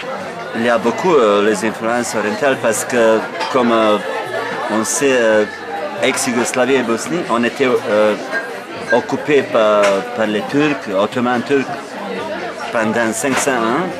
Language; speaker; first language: French; non-native, fluent; Bosnian